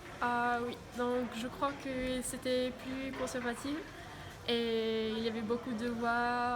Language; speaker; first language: French; non-native, learner; Finnish